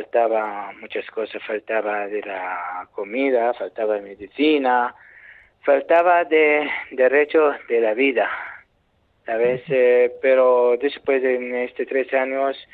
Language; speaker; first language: Spanish; non-native, learner; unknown